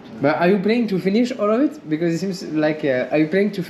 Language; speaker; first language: English; non-native, learner; French